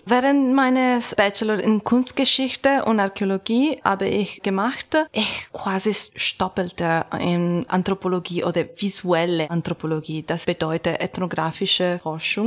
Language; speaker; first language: German; non-native, learner; Italian